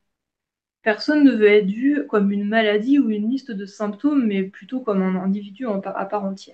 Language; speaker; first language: French; native; French